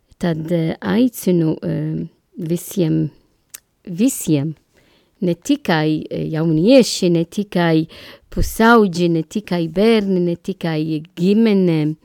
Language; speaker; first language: Latvian; non-native, learner; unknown